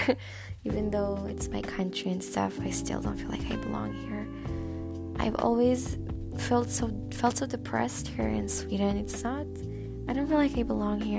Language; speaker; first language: English; non-native, fluent; Swedish